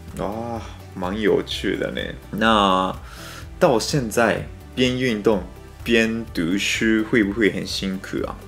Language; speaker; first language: Chinese; non-native, fluent; Japanese